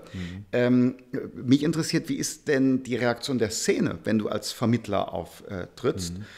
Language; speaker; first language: German; native; German